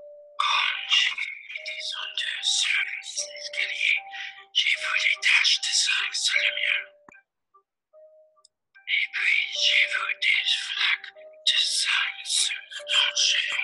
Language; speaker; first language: French; non-native, learner; English